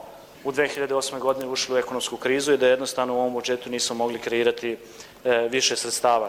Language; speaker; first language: Croatian; native; Croatian